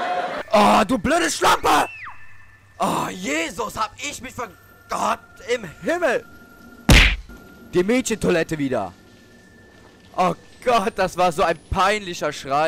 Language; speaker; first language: German; native; German